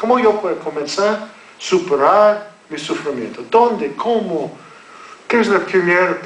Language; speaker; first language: Spanish; non-native, learner; English